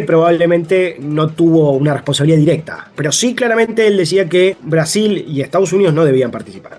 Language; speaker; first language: Spanish; native; Spanish